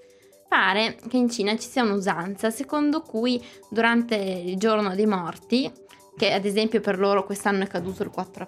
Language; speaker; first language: Italian; native; Italian